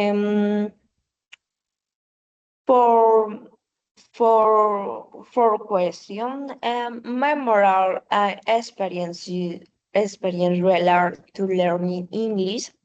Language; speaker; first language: English; non-native, learner; Spanish